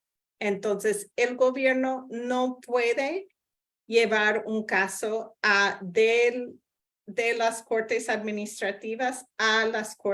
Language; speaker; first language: Spanish; non-native, fluent; English